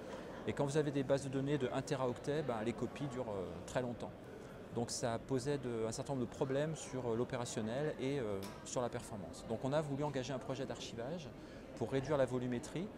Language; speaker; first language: French; native; French